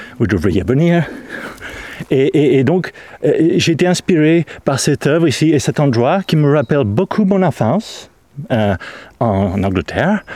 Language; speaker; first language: French; non-native, learner; English